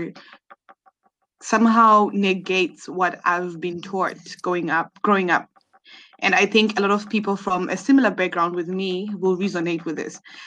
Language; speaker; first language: English; non-native, local second language; Shona